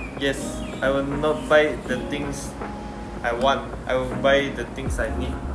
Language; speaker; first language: English; non-native, local second language; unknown